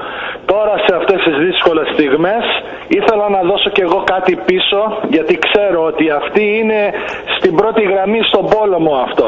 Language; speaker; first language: Greek; early bilingual, heritage; Greek